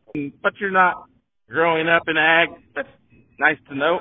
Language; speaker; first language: English; native; English